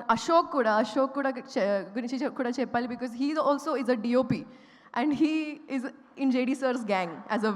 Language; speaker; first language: Telugu; non-native, fluent; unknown